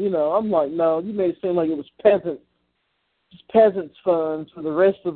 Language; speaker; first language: English; native; English